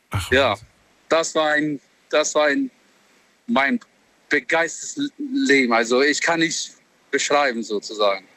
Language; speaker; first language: German; non-native, learner; Albanian